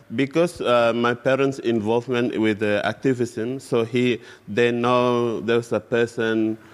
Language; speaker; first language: English; non-native, fluent; Indonesian